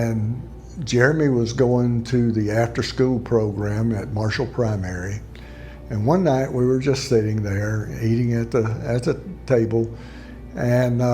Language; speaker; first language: English; native; English